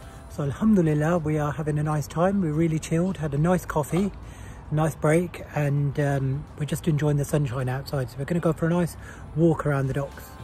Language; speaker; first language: English; early bilingual, other home language; Hindi